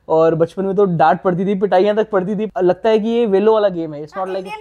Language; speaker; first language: Hindi; native; Hindi